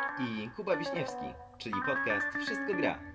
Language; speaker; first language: Polish; native; Polish